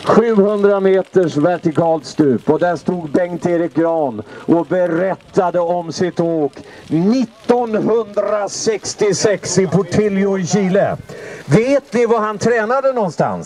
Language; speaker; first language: Swedish; native; Swedish